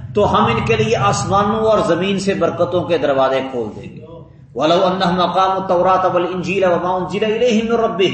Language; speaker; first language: Urdu; non-native, local second language; Punjabi